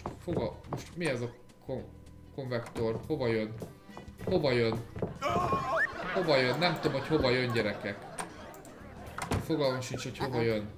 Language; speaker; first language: Hungarian; native; Hungarian